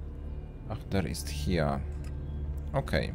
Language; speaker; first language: German; non-native, learner; Polish